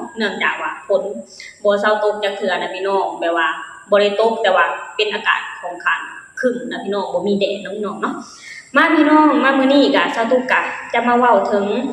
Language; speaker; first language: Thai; non-native, local second language; Northeastern Thai